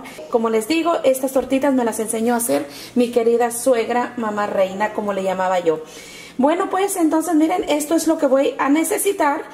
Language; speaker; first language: Spanish; native; Spanish